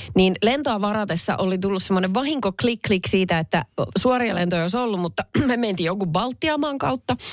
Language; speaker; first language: Finnish; native; Finnish